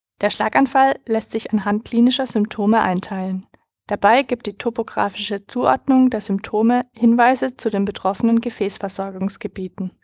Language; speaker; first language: German; native; German